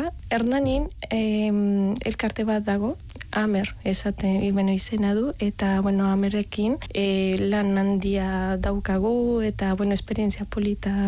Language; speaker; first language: Basque; non-native, learner; Spanish